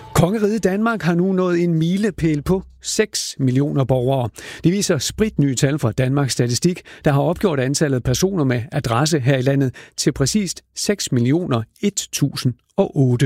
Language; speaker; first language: Danish; native; Danish